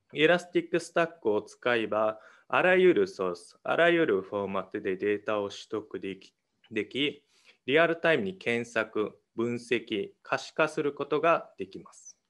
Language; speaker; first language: Japanese; non-native, fluent; Mongolian